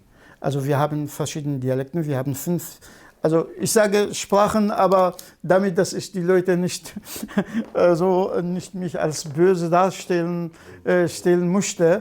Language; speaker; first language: German; non-native, fluent; Kurdish